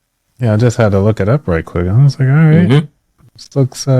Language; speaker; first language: English; native; English